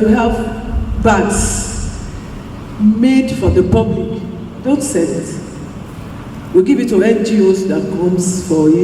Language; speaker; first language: English; non-native, local second language; Yoruba